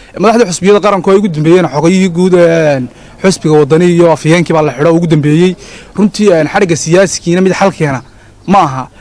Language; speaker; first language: Somali; native; Somali